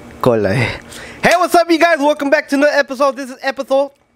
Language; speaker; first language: English; early bilingual, other home language; Spanish